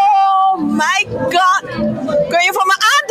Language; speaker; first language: Dutch; non-native, local second language; Papiamento